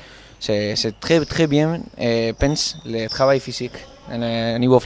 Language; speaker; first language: French; non-native, learner; Spanish